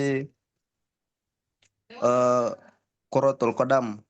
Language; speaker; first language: Arabic; non-native, learner; Indonesian